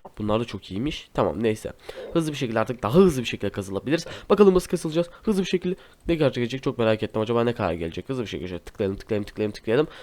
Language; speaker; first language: Turkish; native; Turkish